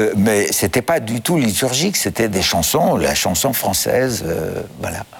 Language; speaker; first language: French; non-native, fluent; Greek